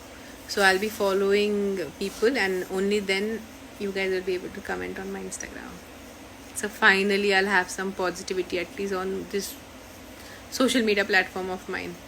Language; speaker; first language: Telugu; non-native, local second language; Marathi